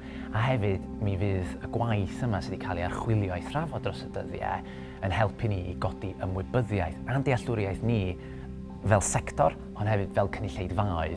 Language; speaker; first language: Welsh; native; Welsh